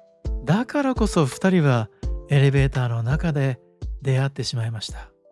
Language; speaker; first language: Japanese; native; Japanese